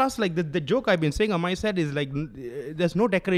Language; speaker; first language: English; non-native, local second language; Tamil